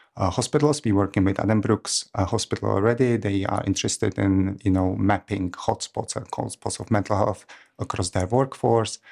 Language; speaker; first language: English; non-native, fluent; Czech